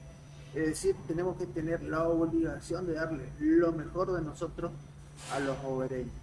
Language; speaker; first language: Spanish; native; Spanish